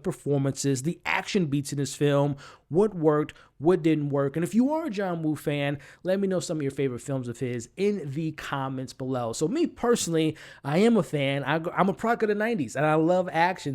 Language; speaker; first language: English; native; English